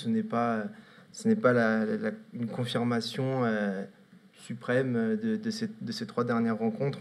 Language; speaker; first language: French; native; French